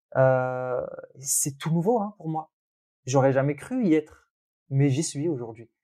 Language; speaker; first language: French; early bilingual, other home language; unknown